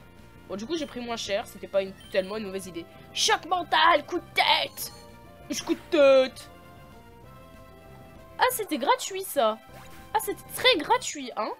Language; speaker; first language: French; native; French